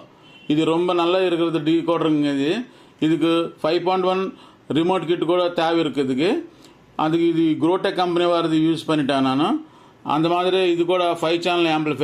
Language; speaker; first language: Tamil; non-native, local second language; Telugu